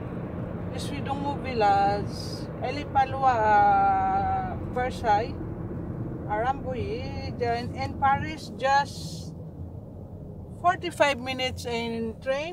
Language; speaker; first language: English; non-native, local second language; Filipino